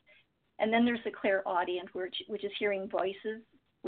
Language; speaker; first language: English; native; English